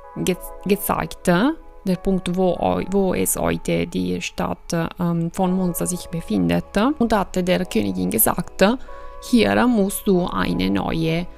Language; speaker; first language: German; non-native, fluent; Italian